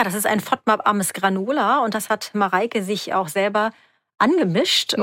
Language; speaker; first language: German; native; German